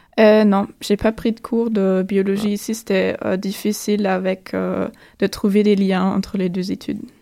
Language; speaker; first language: French; non-native, fluent; German